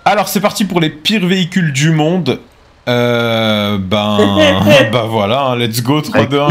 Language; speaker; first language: French; native; French